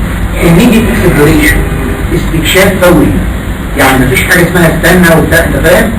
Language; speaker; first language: Arabic; native; Arabic